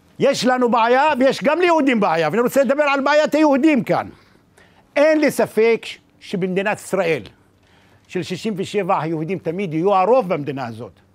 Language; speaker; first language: Hebrew; non-native, local second language; Arabic